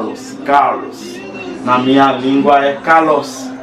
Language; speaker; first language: Portuguese; non-native, learner; Haitian Creole